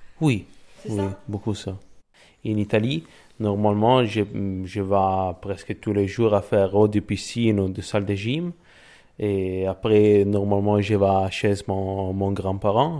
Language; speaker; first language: French; non-native, learner; Italian